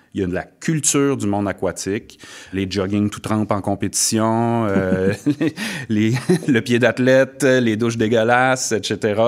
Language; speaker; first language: French; native; French